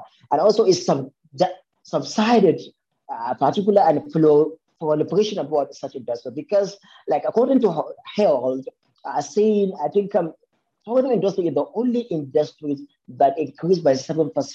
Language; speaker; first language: English; non-native, local second language; Hausa